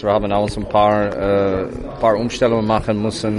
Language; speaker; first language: German; non-native, fluent; English